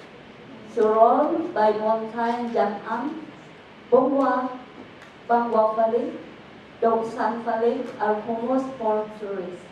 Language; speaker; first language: English; non-native, learner; Indonesian